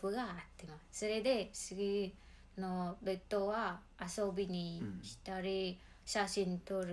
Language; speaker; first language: Japanese; non-native, learner; Mongolian